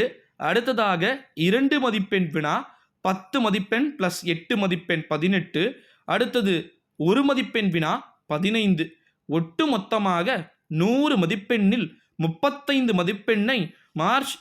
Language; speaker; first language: Tamil; native; Tamil